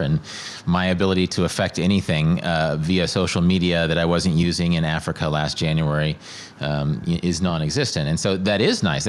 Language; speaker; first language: English; native; English